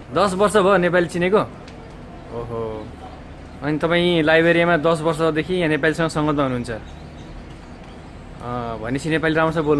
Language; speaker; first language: Nepali; native; Nepali